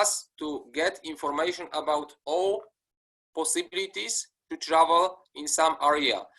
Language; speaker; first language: English; non-native, fluent; Polish